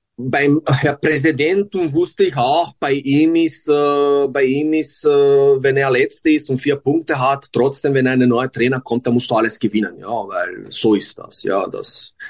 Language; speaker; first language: German; non-native, learner; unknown